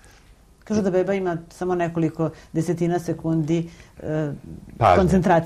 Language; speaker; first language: Serbian; native; Serbian